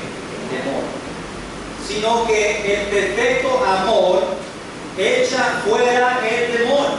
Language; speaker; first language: Spanish; non-native, fluent; English